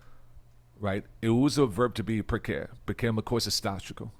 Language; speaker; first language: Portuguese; non-native, fluent; English